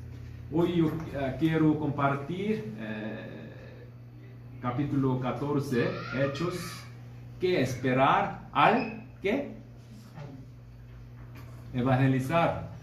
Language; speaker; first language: Spanish; non-native, fluent; Korean